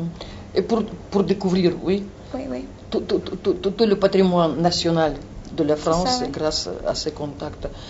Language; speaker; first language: French; non-native, fluent; Russian